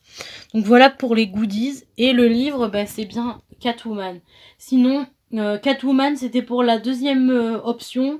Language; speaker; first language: French; native; French